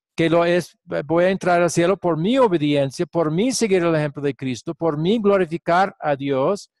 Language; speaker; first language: Spanish; non-native, fluent; English